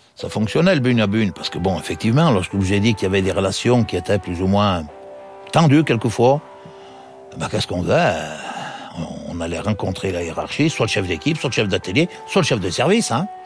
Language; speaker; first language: French; native; French